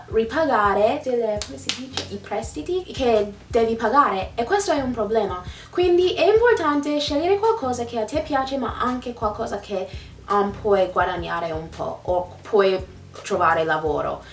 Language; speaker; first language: Italian; non-native, fluent; English